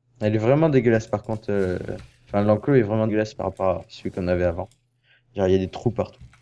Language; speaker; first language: French; native; French